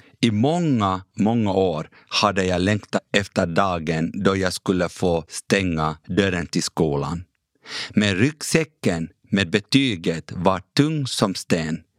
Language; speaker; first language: Swedish; early bilingual, other home language; Kurdish